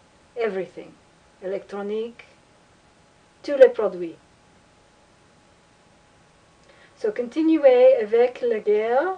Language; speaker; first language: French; non-native, learner; English